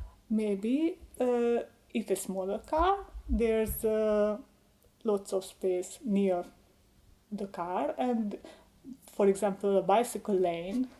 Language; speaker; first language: English; non-native, learner; Hungarian